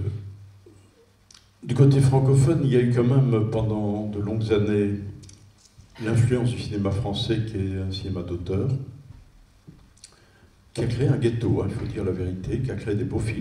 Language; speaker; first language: French; native; French